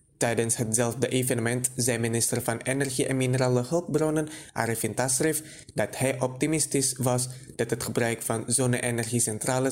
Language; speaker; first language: Dutch; non-native, fluent; Indonesian